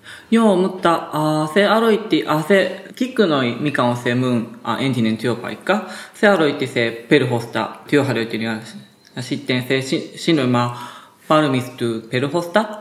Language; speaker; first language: Finnish; non-native, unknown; Japanese